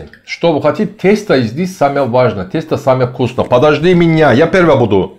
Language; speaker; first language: Russian; non-native, learner; Turkish